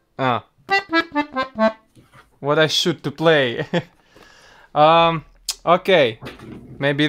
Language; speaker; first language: English; non-native, learner; Russian